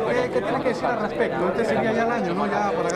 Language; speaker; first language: Spanish; native; Spanish